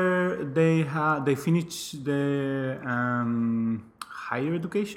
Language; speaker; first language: English; non-native, fluent; Spanish